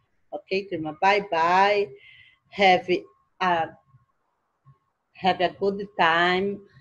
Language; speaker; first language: English; non-native, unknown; Portuguese